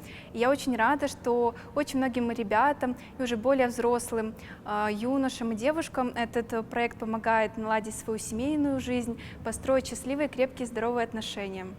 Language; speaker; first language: Russian; native; Russian